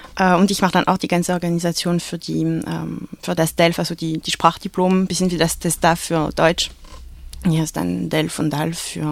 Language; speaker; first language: German; early bilingual, heritage; French